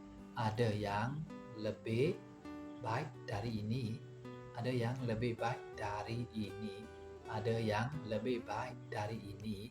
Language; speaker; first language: Indonesian; non-native, fluent; Burmese